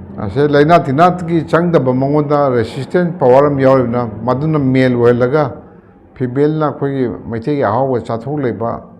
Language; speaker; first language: Manipuri; native; Manipuri